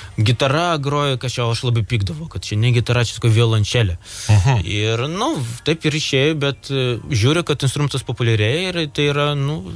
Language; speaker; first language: Lithuanian; non-native, local second language; Russian